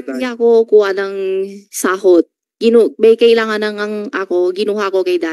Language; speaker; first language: Filipino; non-native, learner; Chinese